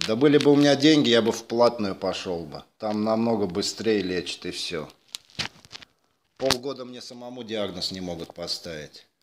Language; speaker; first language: Russian; native; Russian